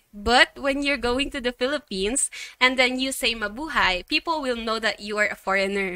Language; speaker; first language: English; non-native, local second language; Filipino